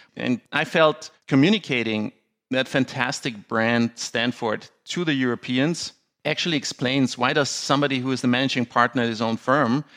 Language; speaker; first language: English; non-native, fluent; German